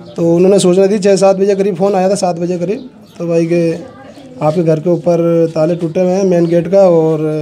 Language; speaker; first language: Hindi; native; Hindi